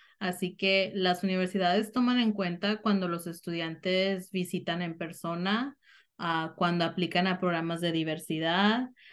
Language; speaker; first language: Spanish; native; Spanish